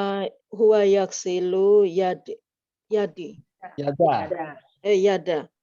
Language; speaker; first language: Arabic; non-native, learner; Indonesian